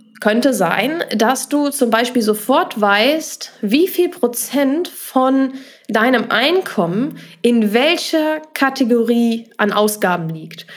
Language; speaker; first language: German; native; German